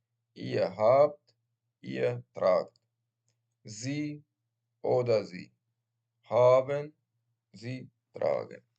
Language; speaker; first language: German; non-native, learner; Baluchi